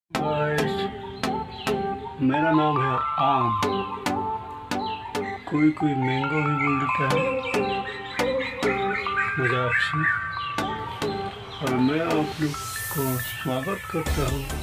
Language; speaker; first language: Hindi; non-native, local second language; Assamese